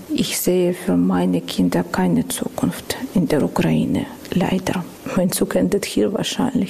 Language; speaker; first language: German; non-native, fluent; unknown